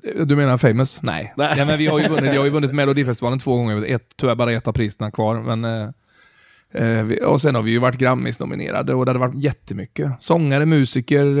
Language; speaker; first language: Swedish; native; Swedish